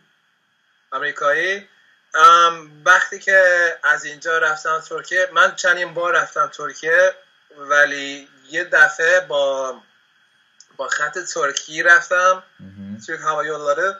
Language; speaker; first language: Persian; non-native, fluent; Spanish